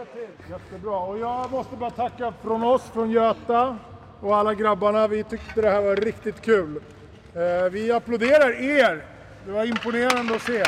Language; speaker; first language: Swedish; native; Swedish